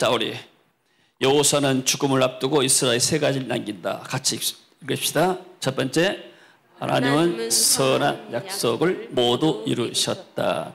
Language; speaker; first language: Korean; native; Korean